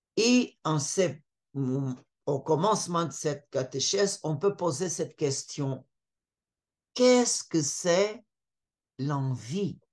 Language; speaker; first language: French; non-native, fluent; Portuguese